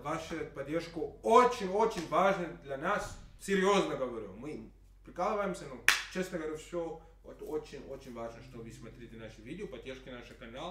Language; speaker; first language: Russian; non-native, learner; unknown